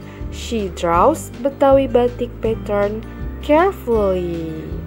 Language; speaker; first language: English; non-native, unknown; Indonesian